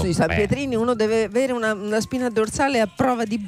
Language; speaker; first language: Italian; native; Italian